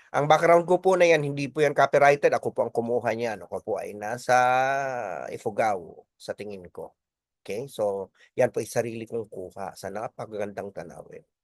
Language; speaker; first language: Filipino; non-native, local second language; Bikol